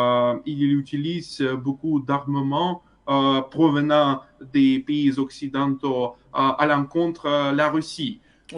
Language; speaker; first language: French; non-native, fluent; Russian